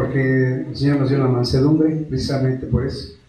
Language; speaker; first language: Spanish; native; Spanish